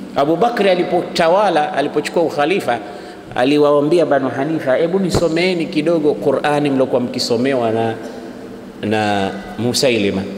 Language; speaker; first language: Swahili; native; Swahili